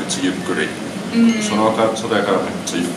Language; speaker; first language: Japanese; non-native, learner; Finnish